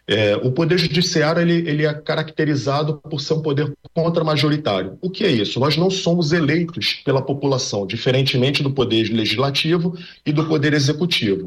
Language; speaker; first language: Portuguese; native; Portuguese